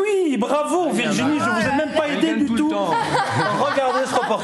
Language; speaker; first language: French; native; French